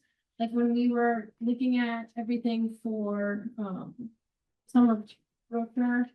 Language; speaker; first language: English; native; English